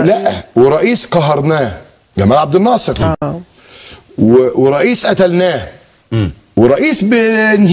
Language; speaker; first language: Arabic; native; Arabic